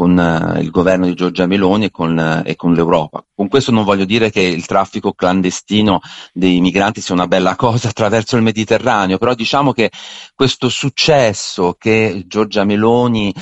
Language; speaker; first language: Italian; native; Italian